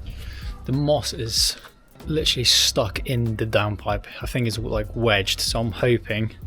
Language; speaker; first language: English; native; English